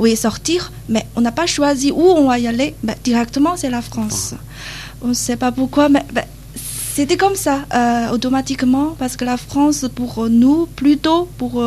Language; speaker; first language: French; non-native, learner; Chinese